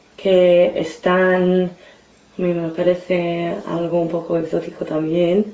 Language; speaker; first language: Spanish; non-native, fluent; English